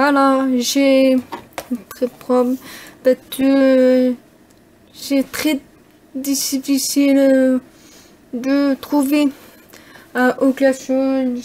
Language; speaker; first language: French; non-native, learner; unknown